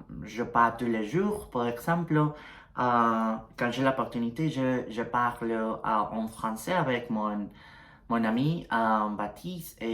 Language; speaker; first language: French; non-native, learner; Spanish